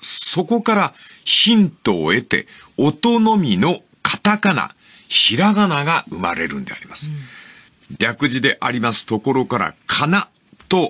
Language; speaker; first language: Japanese; native; Japanese